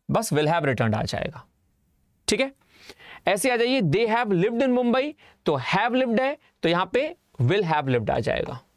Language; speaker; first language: Hindi; native; Hindi